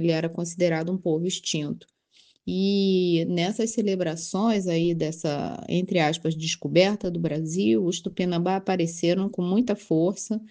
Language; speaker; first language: Portuguese; native; Portuguese